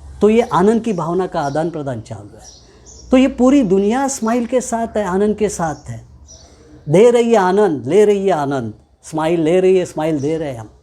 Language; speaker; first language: Hindi; non-native, local second language; Marathi